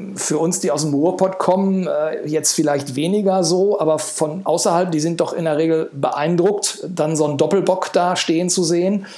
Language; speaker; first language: German; native; German